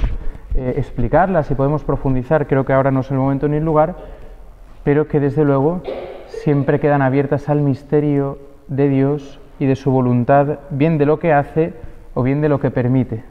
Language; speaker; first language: Spanish; native; Spanish